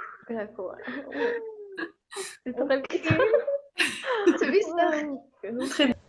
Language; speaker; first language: French; non-native, learner; Spanish